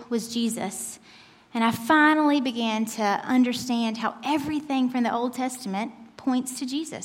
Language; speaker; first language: English; native; English